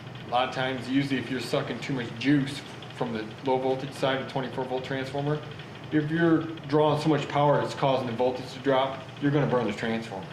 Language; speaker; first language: English; native; English